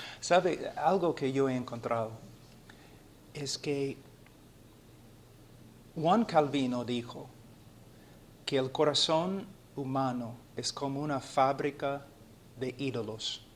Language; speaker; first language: Spanish; non-native, fluent; English